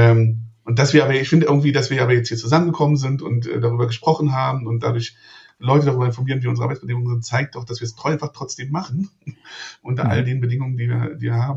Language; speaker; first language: German; native; German